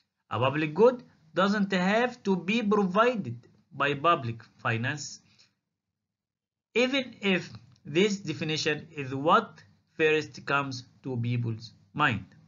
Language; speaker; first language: English; non-native, fluent; Arabic